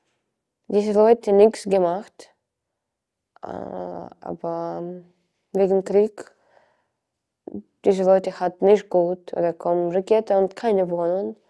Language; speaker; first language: German; non-native, learner; Ukrainian